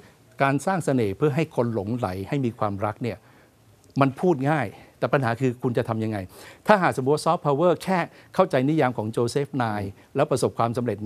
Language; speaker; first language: Thai; native; Thai